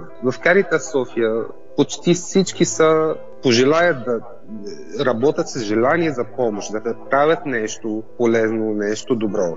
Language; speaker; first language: Bulgarian; non-native, fluent; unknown